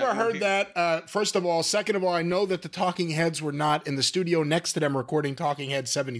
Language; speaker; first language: English; native; English